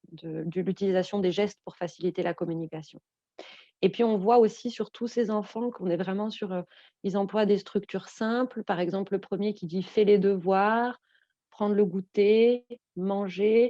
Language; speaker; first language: French; native; French